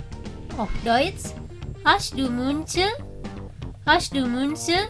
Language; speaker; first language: German; non-native, fluent; Indonesian